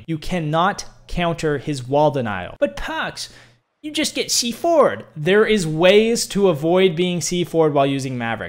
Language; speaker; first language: English; native; English